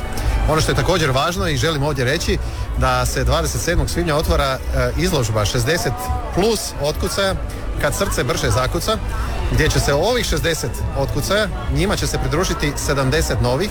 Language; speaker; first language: Serbian; native; Serbian